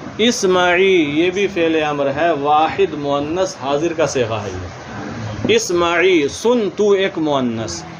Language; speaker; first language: Urdu; native; Urdu